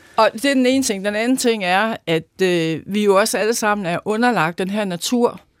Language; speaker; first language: Danish; native; Danish